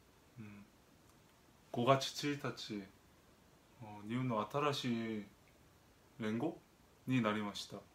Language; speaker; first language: Japanese; non-native, fluent; Korean